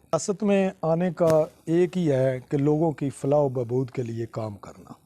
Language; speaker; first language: Urdu; non-native, local second language; Punjabi